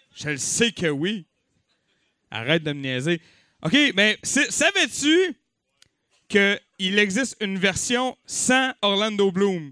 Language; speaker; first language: French; native; French